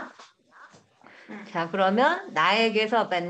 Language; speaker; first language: Korean; native; Korean